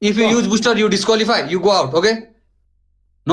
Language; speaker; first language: English; non-native, learner; Nepali